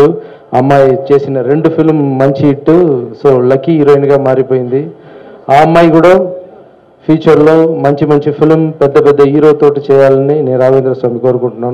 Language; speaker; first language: Telugu; non-native, local second language; Tamil